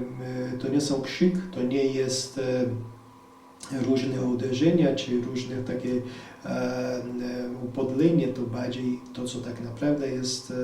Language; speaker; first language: Polish; non-native, fluent; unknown